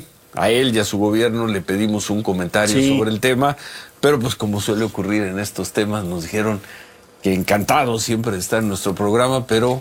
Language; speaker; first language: Spanish; native; Spanish